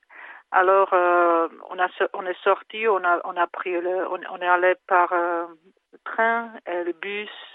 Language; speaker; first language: French; non-native, fluent; Czech